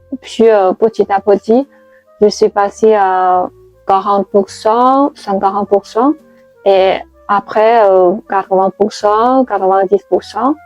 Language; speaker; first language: French; non-native, fluent; Chinese